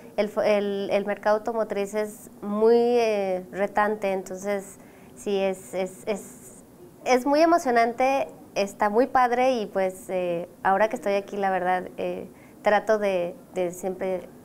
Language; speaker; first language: Spanish; native; Spanish